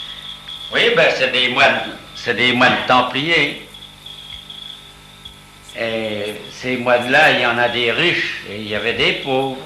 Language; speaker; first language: French; native; French